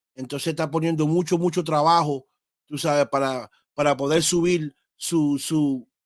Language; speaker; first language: Spanish; early bilingual, heritage; Spanish